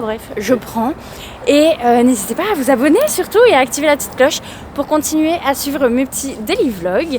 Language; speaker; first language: French; native; French